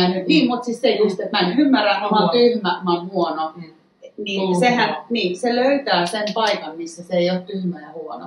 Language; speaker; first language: Finnish; native; Finnish